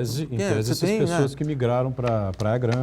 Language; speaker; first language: Portuguese; native; Portuguese